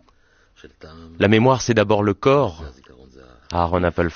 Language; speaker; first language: French; native; French